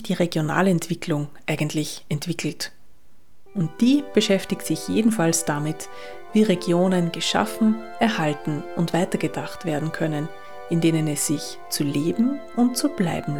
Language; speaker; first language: German; native; German